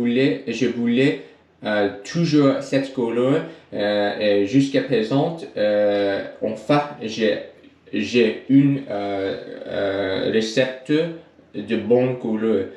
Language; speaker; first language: French; non-native, learner; English